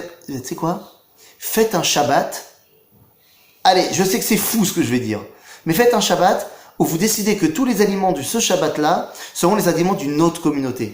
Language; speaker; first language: French; native; French